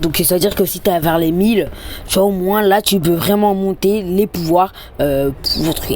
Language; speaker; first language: French; native; French